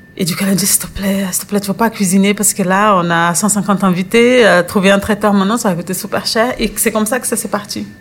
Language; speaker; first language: French; non-native, fluent; Portuguese